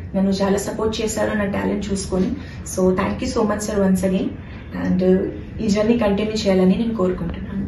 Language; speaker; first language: Telugu; non-native, fluent; Hindi